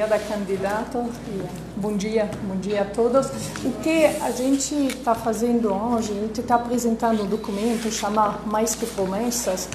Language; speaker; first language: Portuguese; non-native, fluent; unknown